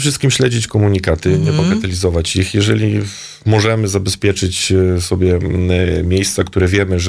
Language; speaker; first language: Polish; native; Polish